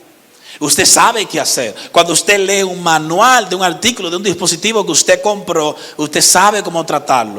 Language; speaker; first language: Spanish; native; Spanish